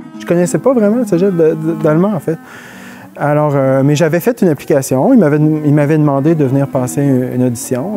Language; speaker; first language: French; native; French